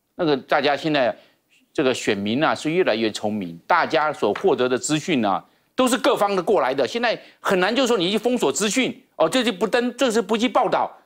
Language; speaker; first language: Chinese; native; Chinese